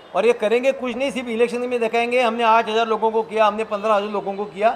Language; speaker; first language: Hindi; non-native, local second language; Marathi